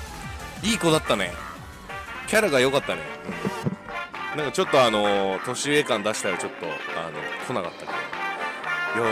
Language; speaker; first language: Japanese; native; Japanese